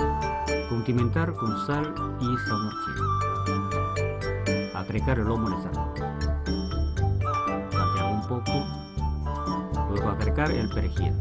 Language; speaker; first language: Spanish; non-native, fluent; Chinese